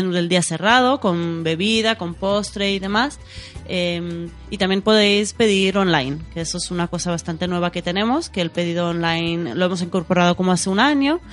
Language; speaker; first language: Spanish; non-native, fluent; Hebrew